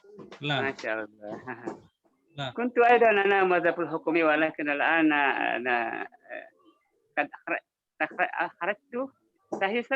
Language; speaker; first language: Arabic; non-native, learner; Indonesian